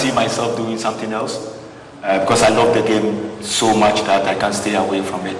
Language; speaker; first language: English; non-native, local second language; Ga